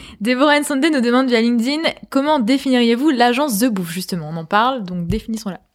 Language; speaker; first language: French; native; French